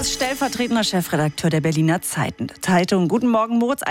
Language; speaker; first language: German; native; German